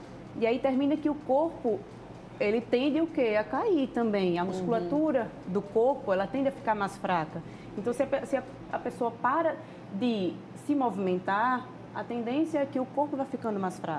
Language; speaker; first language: Portuguese; native; Portuguese